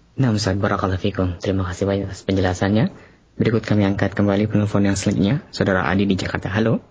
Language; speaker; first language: Indonesian; native; Indonesian